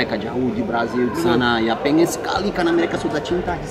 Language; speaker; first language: Indonesian; non-native, fluent; Portuguese